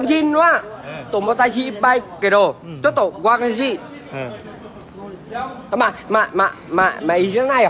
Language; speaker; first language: Japanese; non-native, learner; Vietnamese